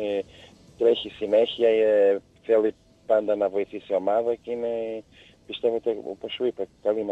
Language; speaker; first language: Greek; non-native, learner; Portuguese